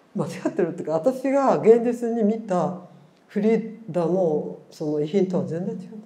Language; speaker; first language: Japanese; native; Japanese